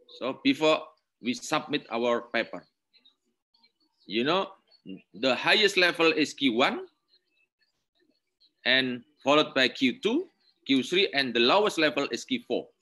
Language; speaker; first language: English; non-native, learner; Indonesian